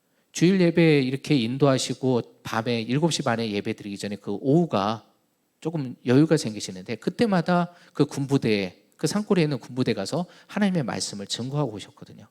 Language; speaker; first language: Korean; native; Korean